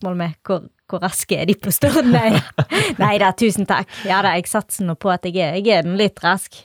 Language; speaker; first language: Norwegian; native; Norwegian